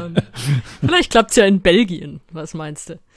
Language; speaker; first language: German; native; German